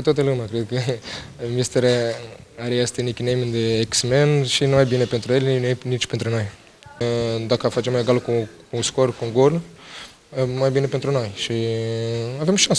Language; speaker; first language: Romanian; non-native, learner; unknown